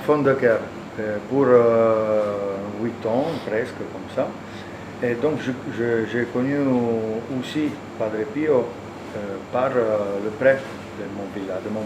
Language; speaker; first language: French; non-native, learner; Italian